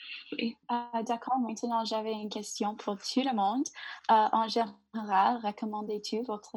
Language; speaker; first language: French; non-native, learner; English